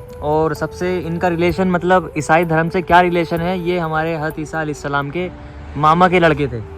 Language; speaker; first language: Hindi; native; Hindi